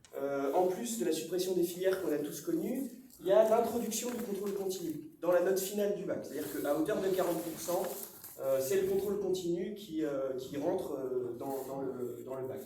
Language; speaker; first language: French; native; French